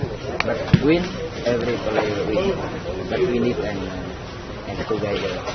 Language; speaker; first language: English; non-native, learner; Vietnamese